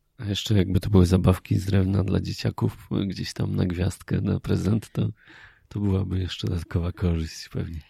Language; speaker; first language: Polish; native; Polish